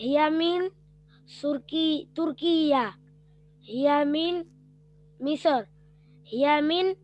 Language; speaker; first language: Arabic; non-native, learner; Bangla